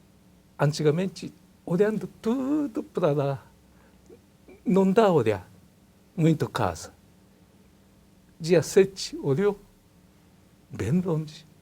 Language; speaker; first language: Portuguese; non-native, learner; Japanese